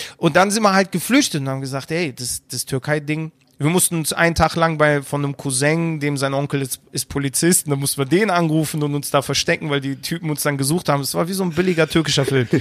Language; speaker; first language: German; early bilingual, other home language; Turkish